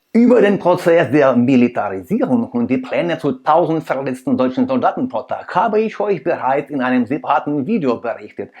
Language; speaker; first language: German; non-native, fluent; Russian